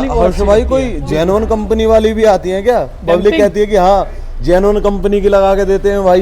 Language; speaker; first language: Hindi; native; Hindi